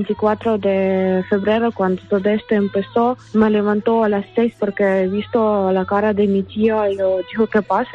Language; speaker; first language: Spanish; non-native, learner; Ukrainian